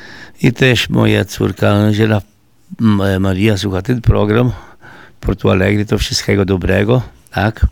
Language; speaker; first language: Polish; early bilingual, heritage; Polish